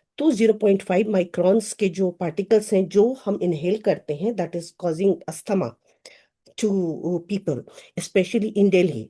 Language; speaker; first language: Hindi; native; Hindi